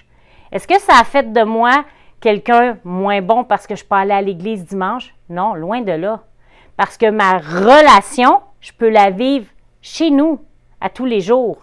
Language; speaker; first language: French; native; French